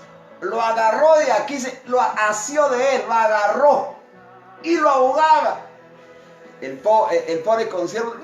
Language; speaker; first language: Spanish; native; Spanish